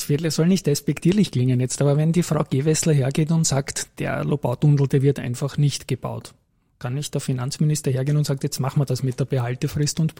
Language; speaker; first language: German; native; German